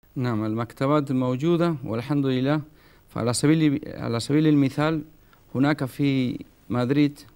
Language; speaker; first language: Arabic; non-native, learner; Spanish